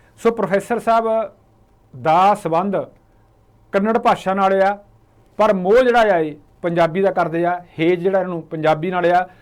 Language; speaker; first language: Punjabi; native; Punjabi